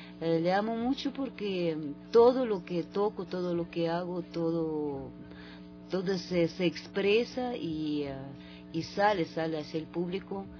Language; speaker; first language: Spanish; non-native, fluent; Russian